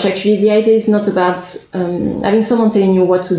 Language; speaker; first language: English; non-native, fluent; French